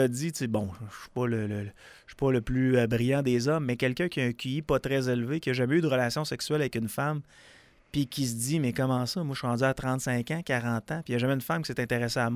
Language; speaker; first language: French; native; French